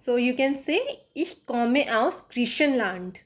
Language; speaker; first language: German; non-native, fluent; Hindi